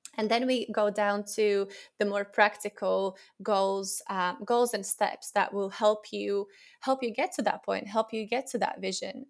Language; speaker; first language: English; non-native, fluent; Latvian